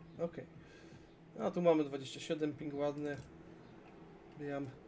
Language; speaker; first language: Polish; native; Polish